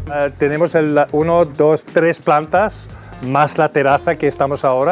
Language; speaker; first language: Spanish; non-native, fluent; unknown